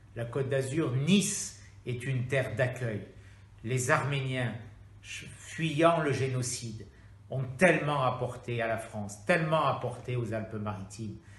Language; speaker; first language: French; native; French